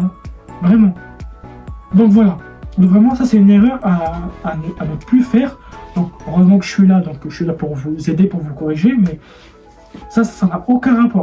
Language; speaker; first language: French; native; French